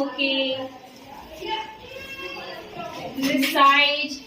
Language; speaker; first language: English; non-native, local second language; Hindi